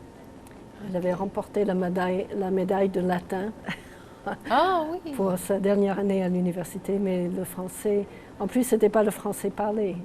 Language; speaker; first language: French; non-native, local second language; English